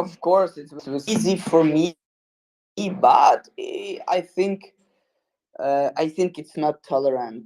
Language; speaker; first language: English; non-native, learner; Ukrainian